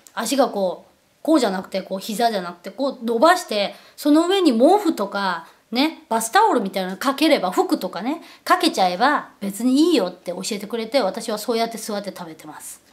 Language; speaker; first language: Japanese; non-native, fluent; Korean